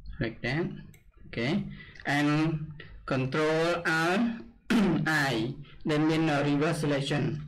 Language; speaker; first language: English; non-native, learner; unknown